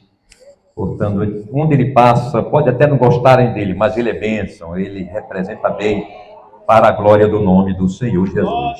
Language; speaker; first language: Portuguese; native; Portuguese